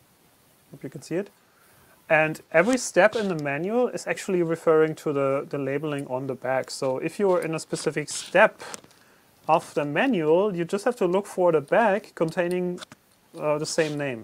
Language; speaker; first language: English; non-native, fluent; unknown